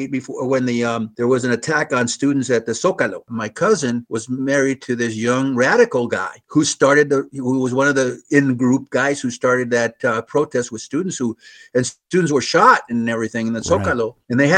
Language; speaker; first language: English; native; English